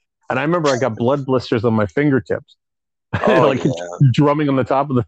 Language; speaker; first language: English; native; English